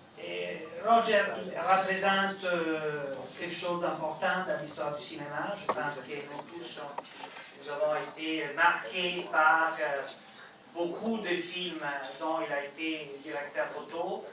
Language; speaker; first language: French; non-native, fluent; Italian